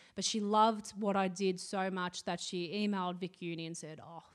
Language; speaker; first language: English; native; English